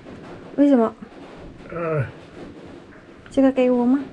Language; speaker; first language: Chinese; non-native, learner; Indonesian